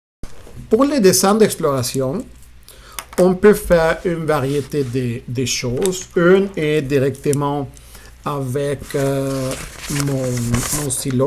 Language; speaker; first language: French; non-native, fluent; Spanish